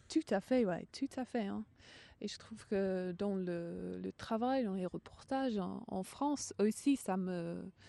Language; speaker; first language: French; non-native, fluent; English